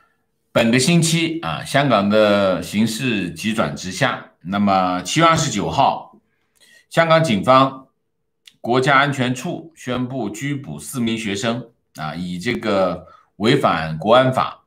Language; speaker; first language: Chinese; native; Chinese